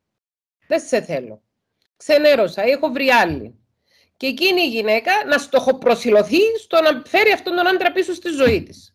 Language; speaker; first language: Greek; native; Greek